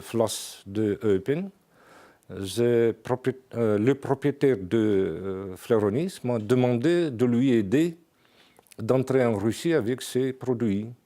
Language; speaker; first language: French; non-native, fluent; Russian